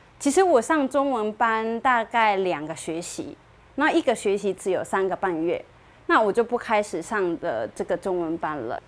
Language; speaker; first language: Chinese; non-native, fluent; Thai